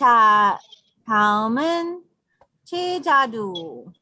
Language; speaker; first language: Korean; non-native, learner; English